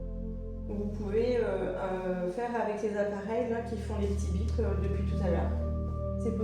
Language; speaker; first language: French; native; French